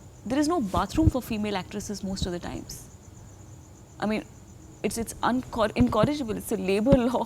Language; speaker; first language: English; non-native, local second language; Tamil